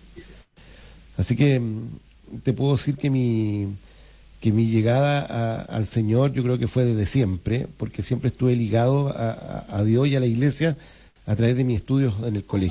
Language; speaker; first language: Spanish; native; Spanish